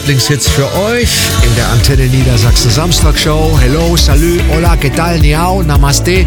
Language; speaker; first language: German; native; German